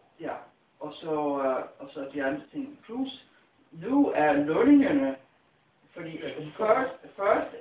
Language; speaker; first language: Danish; non-native, fluent; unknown